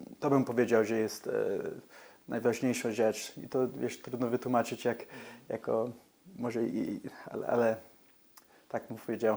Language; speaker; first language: Polish; early bilingual, heritage; English